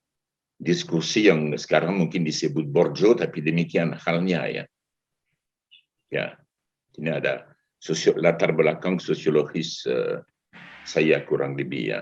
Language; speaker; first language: Indonesian; non-native, fluent; French